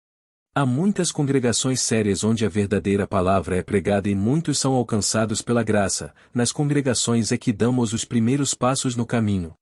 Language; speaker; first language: Portuguese; native; Portuguese